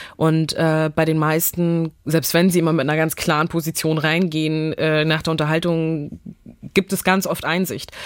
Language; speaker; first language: German; early bilingual, other home language; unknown